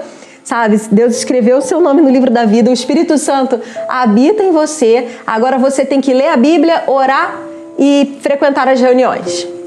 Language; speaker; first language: Portuguese; native; Portuguese